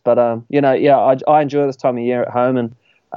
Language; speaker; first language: English; native; English